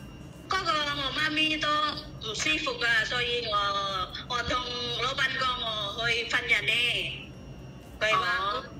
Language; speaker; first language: Cantonese; non-native, learner; Indonesian